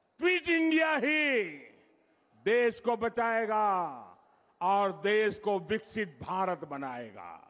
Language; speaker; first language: Hindi; non-native, local second language; Gujarati